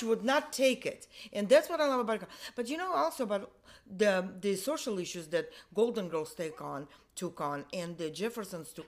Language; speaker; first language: English; non-native, fluent; Russian